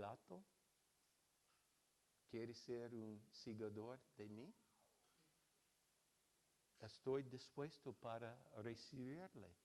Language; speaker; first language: Spanish; non-native, fluent; English